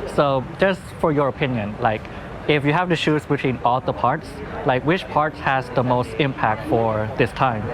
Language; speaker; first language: English; non-native, fluent; Thai